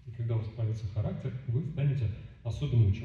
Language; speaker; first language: Russian; native; Russian